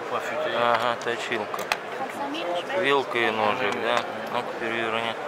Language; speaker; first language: Russian; native; Russian